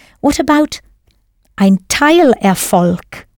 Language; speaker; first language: German; non-native, fluent; English